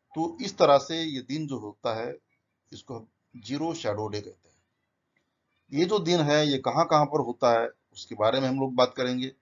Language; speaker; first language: Hindi; non-native, local second language; Marathi